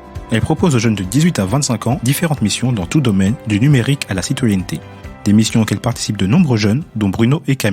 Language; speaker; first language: French; native; French